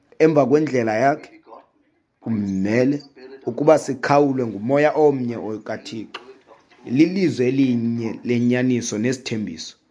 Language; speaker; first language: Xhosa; non-native, local second language; Zulu